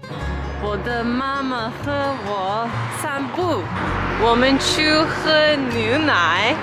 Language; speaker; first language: Chinese; non-native, learner; English